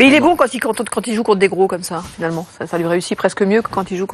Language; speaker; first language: French; native; French